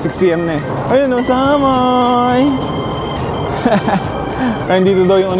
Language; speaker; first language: Filipino; native; Filipino